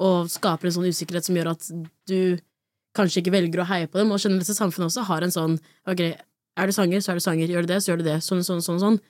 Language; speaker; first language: Norwegian; early bilingual, other home language; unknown